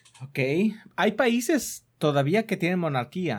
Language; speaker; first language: Spanish; native; Spanish